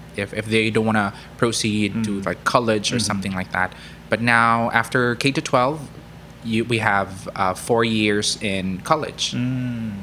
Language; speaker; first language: English; non-native, local second language; Cebuano